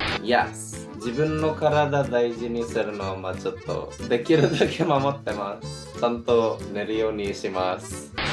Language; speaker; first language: Japanese; early bilingual, heritage; Japanese